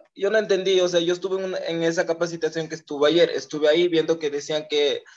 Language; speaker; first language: Spanish; native; Spanish